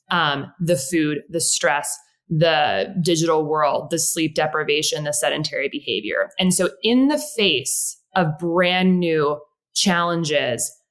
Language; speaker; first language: English; native; English